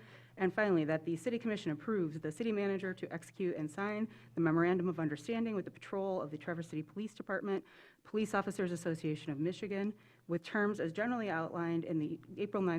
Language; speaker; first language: English; native; English